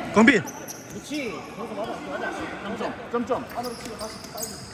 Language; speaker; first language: Korean; native; Korean